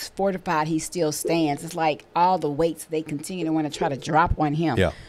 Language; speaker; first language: English; native; English